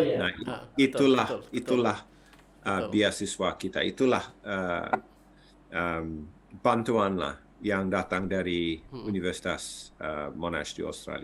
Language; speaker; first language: Indonesian; non-native, fluent; English